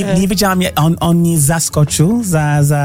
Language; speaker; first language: Polish; non-native, fluent; English